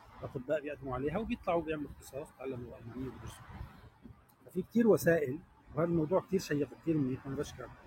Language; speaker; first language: Arabic; native; Arabic